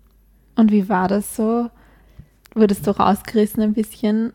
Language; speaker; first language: German; native; German